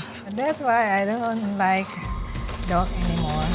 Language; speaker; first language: English; non-native, learner; Indonesian